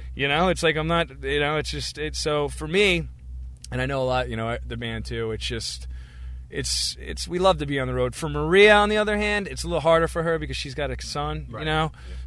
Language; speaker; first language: English; native; English